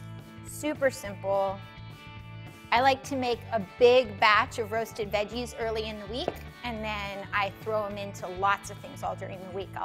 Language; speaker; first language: English; native; English